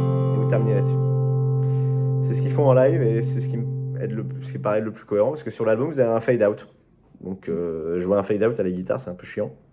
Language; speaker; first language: French; native; French